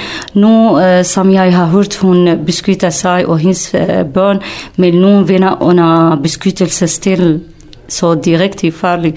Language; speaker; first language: Danish; non-native, learner; Kurdish